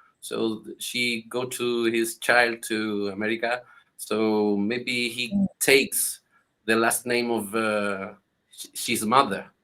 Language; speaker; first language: English; non-native, learner; Spanish